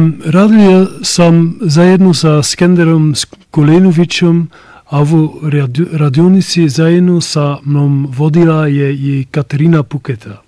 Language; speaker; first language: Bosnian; non-native, learner; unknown